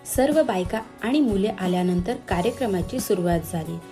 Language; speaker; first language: Marathi; non-native, local second language; Gujarati